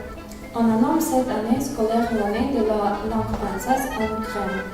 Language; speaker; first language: French; non-native, learner; Ukrainian